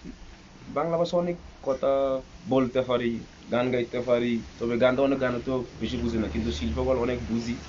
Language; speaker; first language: Bangla; non-native, fluent; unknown